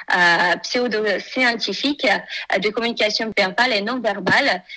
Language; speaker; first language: French; non-native, fluent; Romanian